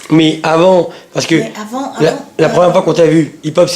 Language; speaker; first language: French; native; French